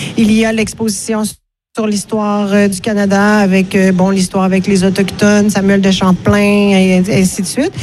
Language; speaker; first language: French; native; French